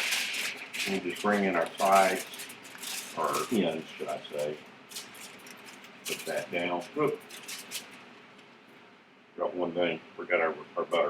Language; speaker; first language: English; native; English